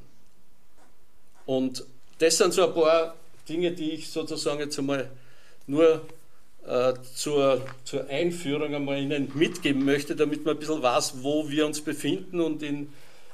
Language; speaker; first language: German; native; German